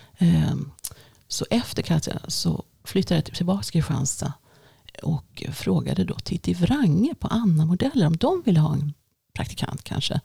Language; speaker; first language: Swedish; early bilingual, other home language; Finnish